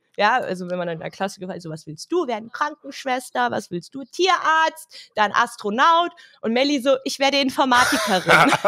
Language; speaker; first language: German; early bilingual, other home language; Turkish